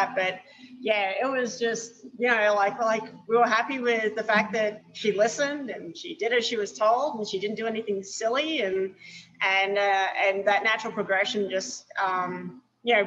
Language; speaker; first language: English; native; English